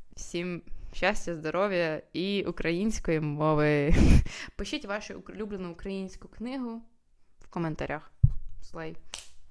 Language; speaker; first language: Ukrainian; native; Ukrainian